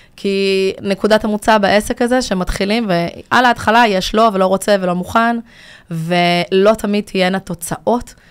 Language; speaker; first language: Hebrew; early bilingual, other home language; Russian